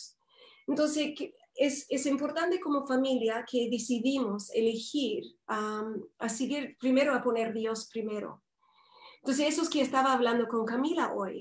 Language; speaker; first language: Spanish; non-native, fluent; English